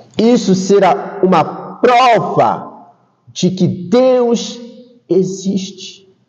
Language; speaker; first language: Portuguese; non-native, fluent; Haitian Creole